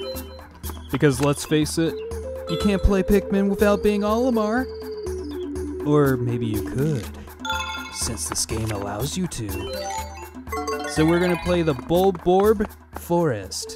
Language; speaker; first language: English; native; English